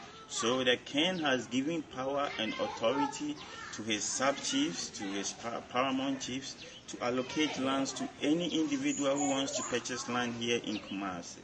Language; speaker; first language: English; non-native, local second language; Akan